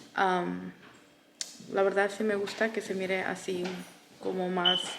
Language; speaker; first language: Spanish; early bilingual, other home language; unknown